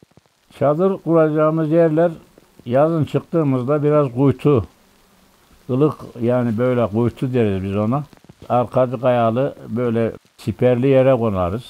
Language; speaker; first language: Turkish; native; Turkish